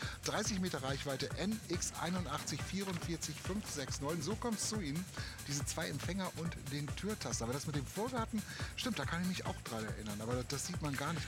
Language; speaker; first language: German; native; German